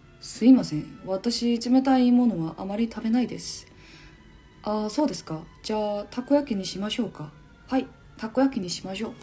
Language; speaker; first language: Japanese; non-native, learner; Korean